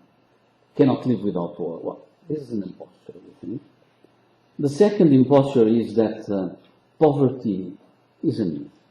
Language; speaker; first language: English; non-native, local second language; Portuguese